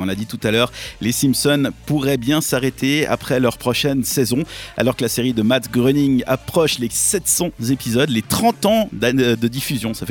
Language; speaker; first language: French; native; French